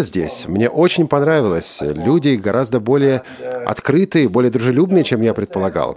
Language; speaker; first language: Russian; non-native, fluent; German